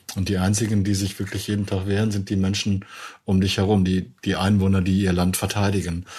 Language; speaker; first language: German; native; German